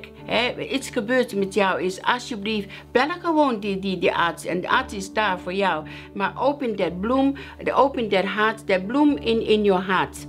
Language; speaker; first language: Dutch; non-native, learner; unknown